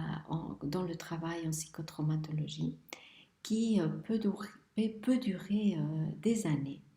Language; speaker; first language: French; non-native, fluent; Spanish